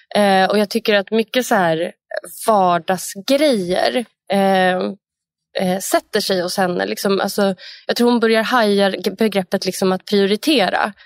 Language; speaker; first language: Swedish; native; Swedish